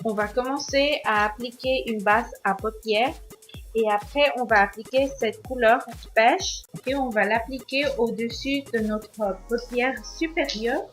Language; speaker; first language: French; non-native, learner; Spanish